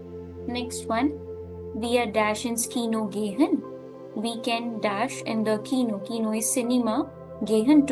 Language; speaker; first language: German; non-native, learner; Hindi